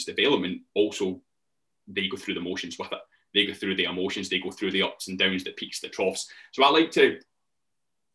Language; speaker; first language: English; native; English